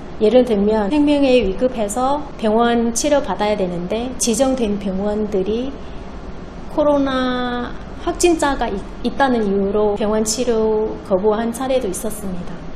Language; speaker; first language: Korean; non-native, fluent; Vietnamese